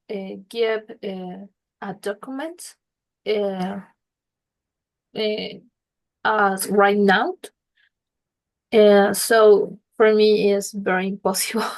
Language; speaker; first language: English; non-native, learner; Spanish